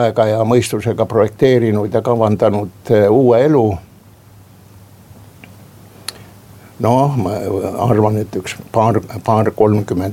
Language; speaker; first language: Estonian; native; Estonian